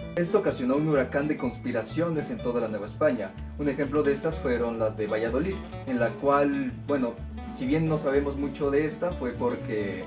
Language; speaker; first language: Spanish; native; Spanish